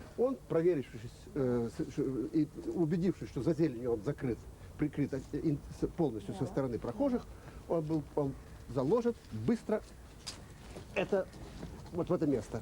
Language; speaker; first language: Russian; native; Russian